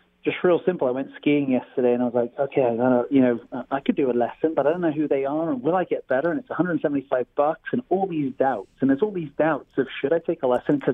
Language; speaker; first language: English; native; English